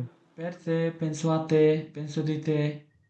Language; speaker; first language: Italian; non-native, learner; Bangla